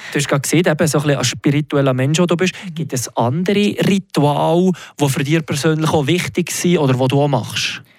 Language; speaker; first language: German; native; German